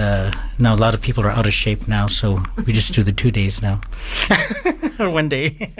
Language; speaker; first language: English; native; English